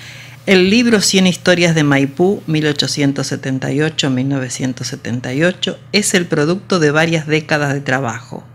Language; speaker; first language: Spanish; native; Spanish